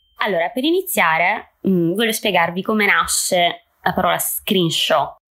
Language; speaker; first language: Italian; native; Italian